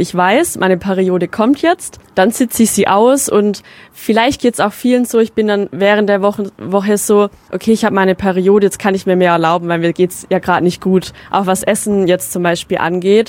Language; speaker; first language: German; native; German